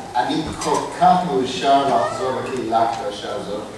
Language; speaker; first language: Hebrew; non-native, fluent; English